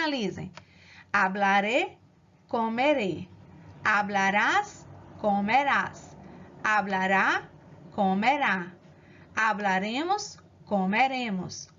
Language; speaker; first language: Spanish; non-native, fluent; Portuguese